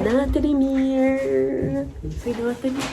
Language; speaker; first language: Albanian; early bilingual, heritage; Albanian